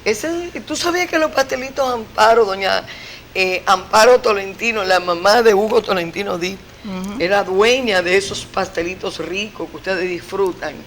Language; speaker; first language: Spanish; native; Spanish